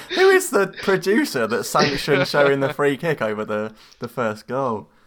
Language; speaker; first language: English; native; English